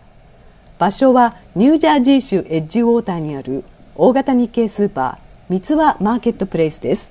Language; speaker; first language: Japanese; native; Japanese